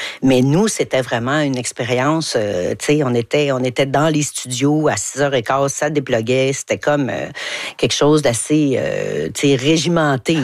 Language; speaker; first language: French; native; French